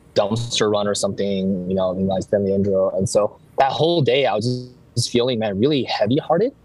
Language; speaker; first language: English; early bilingual, other home language; Chinese